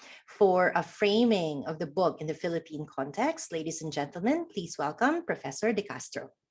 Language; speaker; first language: English; non-native, local second language; Filipino